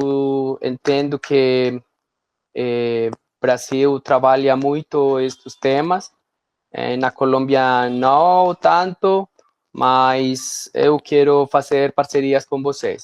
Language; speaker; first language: Portuguese; non-native, learner; Spanish